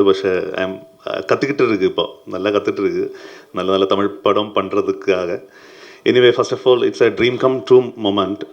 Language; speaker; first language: Tamil; non-native, learner; Malayalam